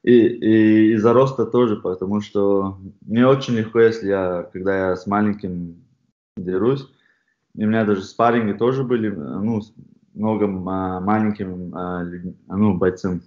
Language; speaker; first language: Russian; non-native, fluent; Chechen